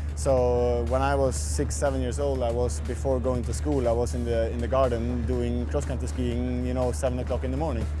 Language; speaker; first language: English; non-native, fluent; Swedish